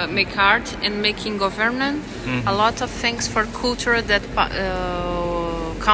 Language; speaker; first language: English; non-native, learner; Portuguese